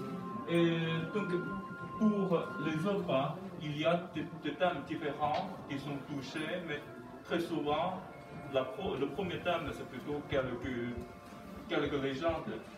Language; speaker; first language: French; non-native, fluent; Chinese